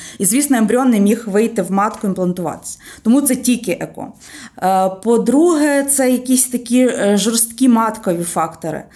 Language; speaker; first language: Ukrainian; native; Ukrainian